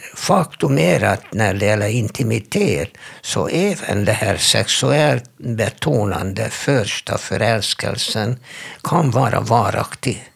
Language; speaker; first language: Swedish; non-native, fluent; Hungarian